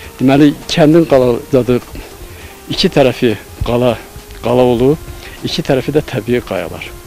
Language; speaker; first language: Azerbaijani; non-native, local second language; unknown